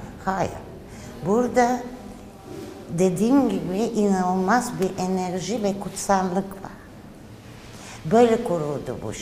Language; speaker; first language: Turkish; non-native, fluent; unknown